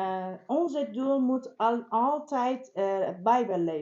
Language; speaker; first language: Dutch; non-native, learner; Persian